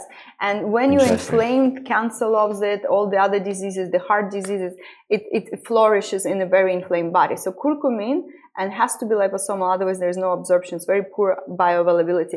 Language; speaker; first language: English; non-native, fluent; Estonian